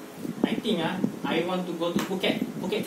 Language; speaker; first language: English; non-native, local second language; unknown